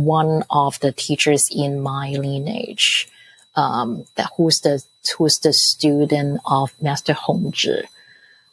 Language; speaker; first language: English; non-native, local second language; Cantonese